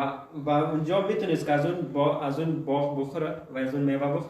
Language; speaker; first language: Persian; early bilingual, heritage; Persian